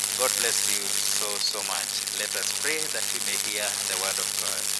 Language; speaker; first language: English; non-native, local second language; Kikuyu